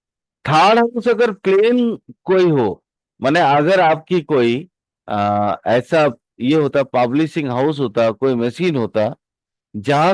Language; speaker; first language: Hindi; native; Hindi